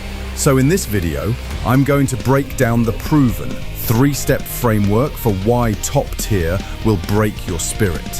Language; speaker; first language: English; native; English